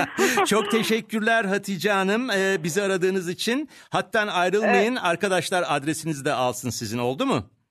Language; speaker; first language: Turkish; native; Turkish